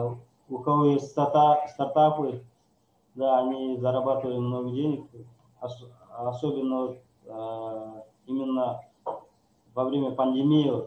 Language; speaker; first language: Russian; non-native, local second language; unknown